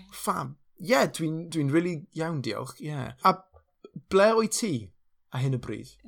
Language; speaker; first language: Welsh; non-native, local second language; English